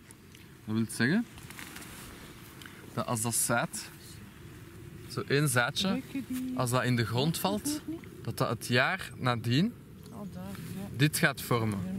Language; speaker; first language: Dutch; native; Dutch